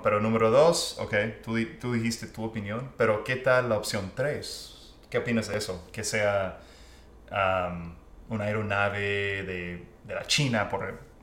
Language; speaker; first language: Spanish; non-native, fluent; English